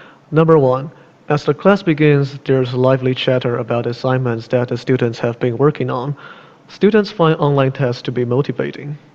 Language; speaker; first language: English; non-native, fluent; Chinese